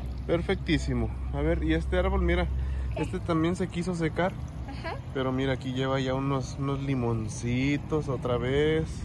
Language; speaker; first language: Spanish; native; Spanish